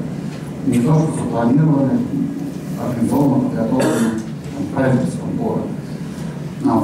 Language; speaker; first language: Russian; native; Russian